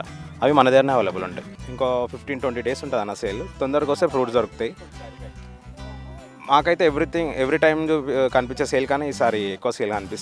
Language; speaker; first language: Telugu; native; Telugu